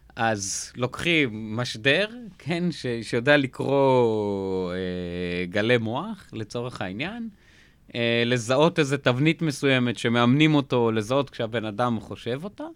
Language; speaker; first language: Hebrew; native; Hebrew